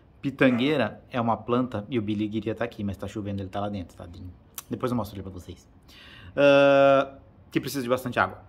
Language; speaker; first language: Portuguese; native; Portuguese